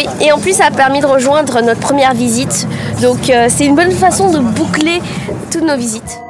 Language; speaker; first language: French; native; French